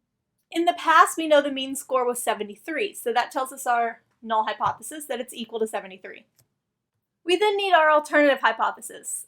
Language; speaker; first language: English; native; English